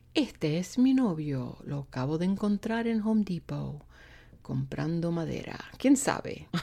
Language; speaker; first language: Spanish; native; Spanish